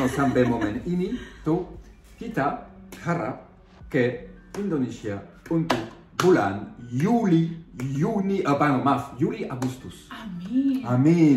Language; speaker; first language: Indonesian; non-native, fluent; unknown